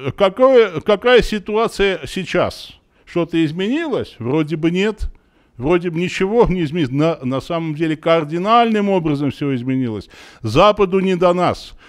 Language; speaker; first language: Russian; non-native, local second language; Armenian